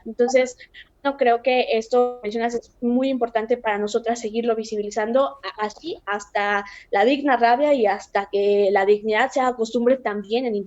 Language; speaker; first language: Spanish; native; Spanish